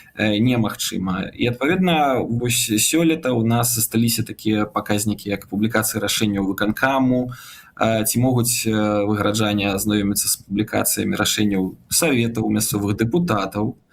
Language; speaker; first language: Belarusian; native; Belarusian